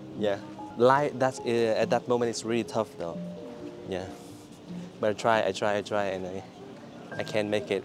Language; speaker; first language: English; non-native, learner; Vietnamese